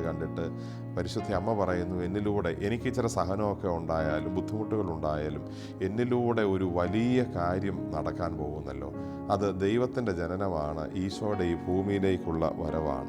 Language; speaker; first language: Malayalam; native; Malayalam